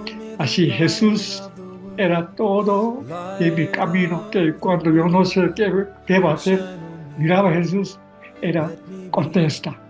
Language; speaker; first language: Spanish; non-native, learner; Korean